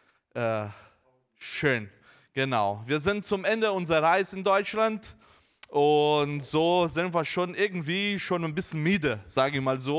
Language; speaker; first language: German; early bilingual, heritage; Portuguese